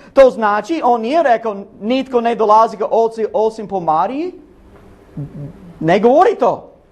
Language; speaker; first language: Bosnian; non-native, learner; English